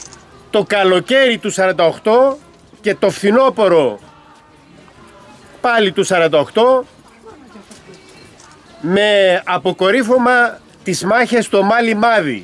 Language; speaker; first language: Greek; native; Greek